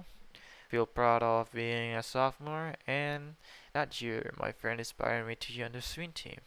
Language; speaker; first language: English; non-native, fluent; Spanish